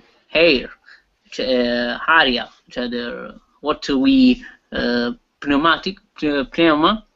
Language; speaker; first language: English; non-native, learner; Italian